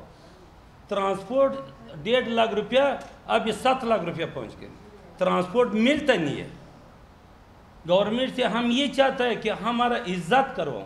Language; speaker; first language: Urdu; non-native, learner; Pashto